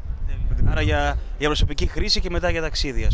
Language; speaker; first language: Greek; native; Greek